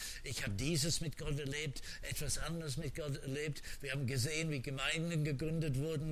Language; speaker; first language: German; non-native, fluent; English